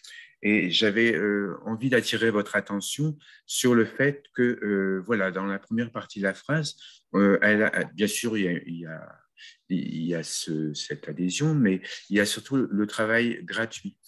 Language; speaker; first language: French; native; French